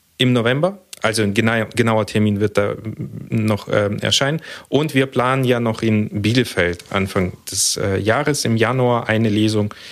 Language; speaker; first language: German; early bilingual, other home language; Russian